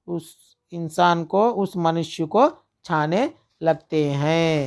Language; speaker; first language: Hindi; non-native, local second language; Telugu